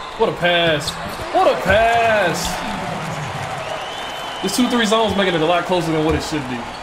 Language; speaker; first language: English; native; English